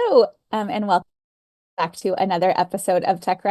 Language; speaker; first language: English; native; English